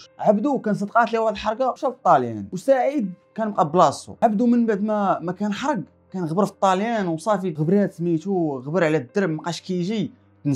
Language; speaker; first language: Arabic; native; Arabic